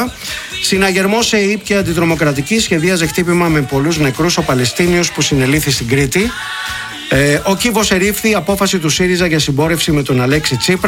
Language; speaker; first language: Greek; native; Greek